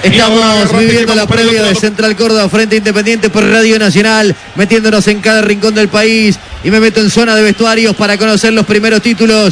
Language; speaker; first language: Spanish; native; Spanish